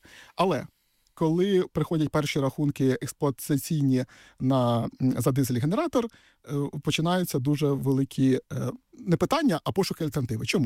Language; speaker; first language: Ukrainian; native; Ukrainian